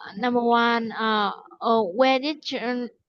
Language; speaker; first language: English; non-native, learner; Vietnamese